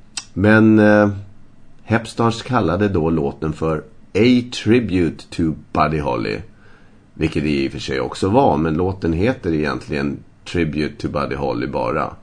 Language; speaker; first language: Swedish; native; Swedish